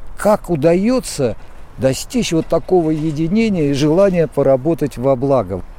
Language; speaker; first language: Russian; native; Russian